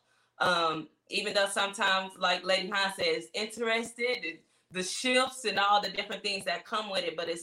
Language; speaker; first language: English; native; English